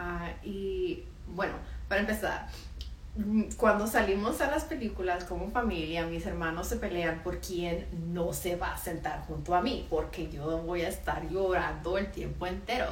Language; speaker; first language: Spanish; early bilingual, heritage; Spanish